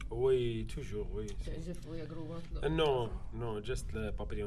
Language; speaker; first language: French; non-native, learner; Arabic